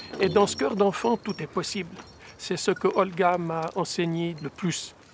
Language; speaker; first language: French; native; French